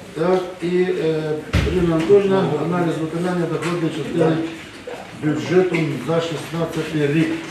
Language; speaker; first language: Ukrainian; non-native, local second language; Russian